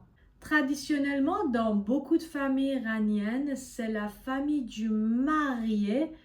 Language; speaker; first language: French; non-native, fluent; Persian